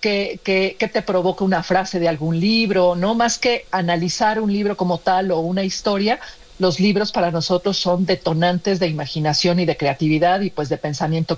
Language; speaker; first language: Spanish; native; Spanish